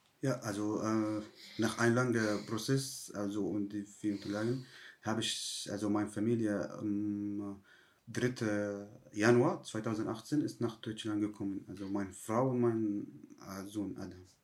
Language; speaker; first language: German; non-native, learner; Arabic